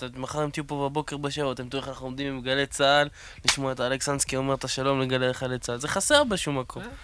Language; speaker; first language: Hebrew; native; Hebrew